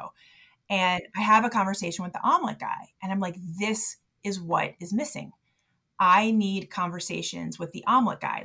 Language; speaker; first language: English; native; English